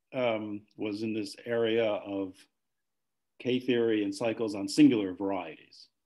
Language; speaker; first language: English; native; English